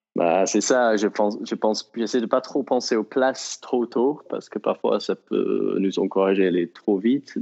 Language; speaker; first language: French; non-native, fluent; English